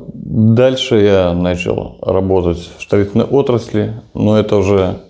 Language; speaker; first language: Russian; native; Russian